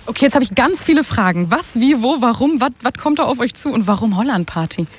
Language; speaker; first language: German; native; German